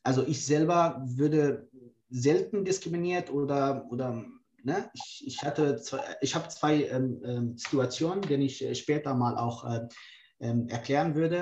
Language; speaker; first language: German; non-native, fluent; Kurdish